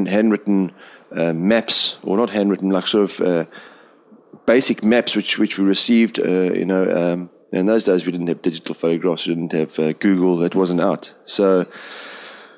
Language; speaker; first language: English; native; English